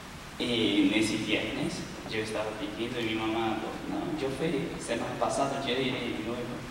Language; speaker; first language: Spanish; non-native, learner; Portuguese